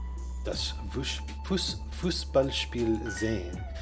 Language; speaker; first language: German; non-native, learner; English